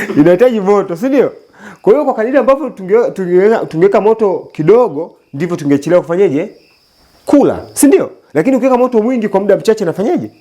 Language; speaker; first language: Swahili; native; Swahili